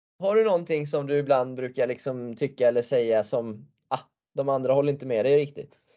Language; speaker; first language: Swedish; native; Swedish